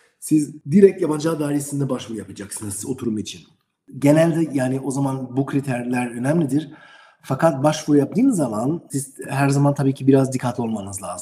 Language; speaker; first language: Turkish; non-native, learner; German